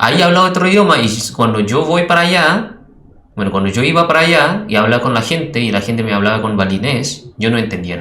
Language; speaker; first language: Spanish; non-native, fluent; Indonesian